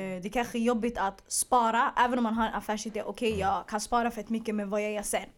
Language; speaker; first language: Swedish; early bilingual, other home language; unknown